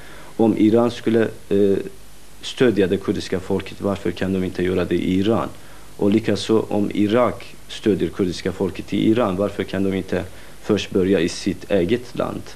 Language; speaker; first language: Swedish; non-native, fluent; Kurdish